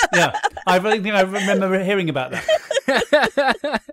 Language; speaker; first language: English; native; English